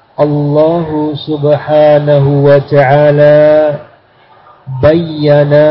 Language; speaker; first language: Arabic; non-native, fluent; Indonesian